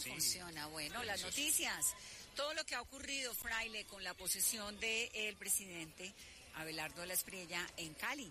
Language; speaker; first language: Spanish; native; Spanish